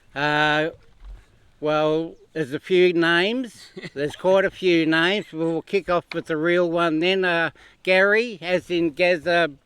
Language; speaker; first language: English; native; English